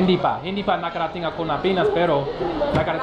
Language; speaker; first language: Filipino; non-native, learner; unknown